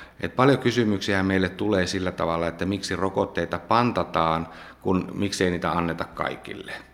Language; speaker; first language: Finnish; native; Finnish